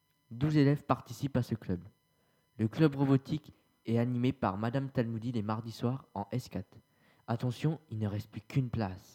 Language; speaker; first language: French; native; French